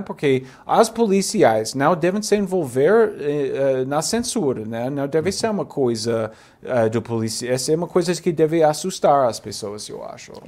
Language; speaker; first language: Portuguese; non-native, fluent; English